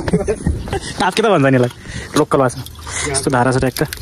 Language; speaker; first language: Nepali; native; Nepali